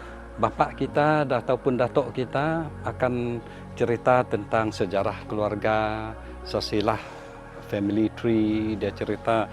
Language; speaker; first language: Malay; non-native, local second language; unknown